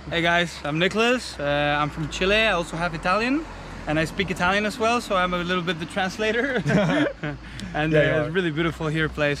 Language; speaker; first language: English; non-native, fluent; Spanish